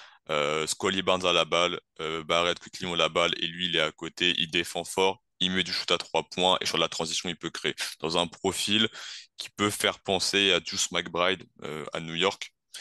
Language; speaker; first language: French; native; French